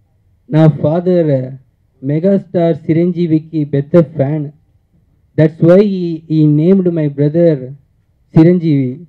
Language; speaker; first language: Telugu; early bilingual, heritage; Telugu